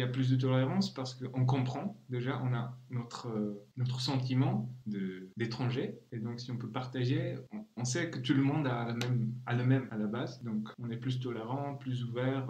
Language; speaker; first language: French; non-native, fluent; Czech